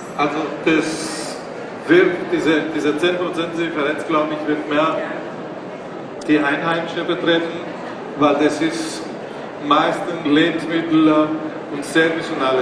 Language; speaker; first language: German; non-native, fluent; Greek